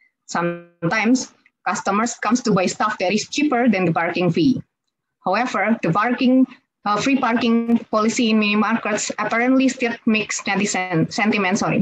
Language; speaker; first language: English; non-native, fluent; Indonesian